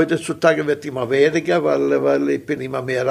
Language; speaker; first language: German; non-native, local second language; Italian